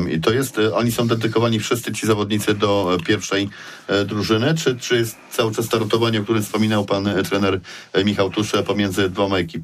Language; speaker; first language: Polish; native; Polish